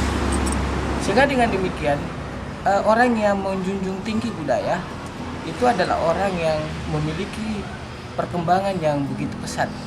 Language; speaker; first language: Indonesian; native; Indonesian